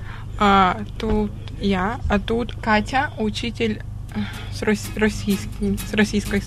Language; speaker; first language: Polish; non-native, learner; Russian